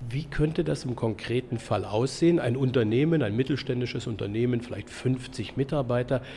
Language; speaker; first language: German; native; German